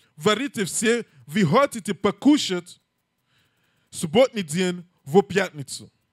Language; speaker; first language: Russian; non-native, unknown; English